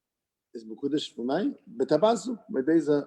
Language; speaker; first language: Dutch; non-native, fluent; English